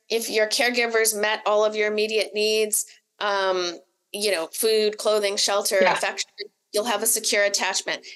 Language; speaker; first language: English; native; English